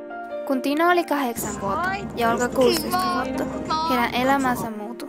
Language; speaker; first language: Finnish; non-native, learner; Spanish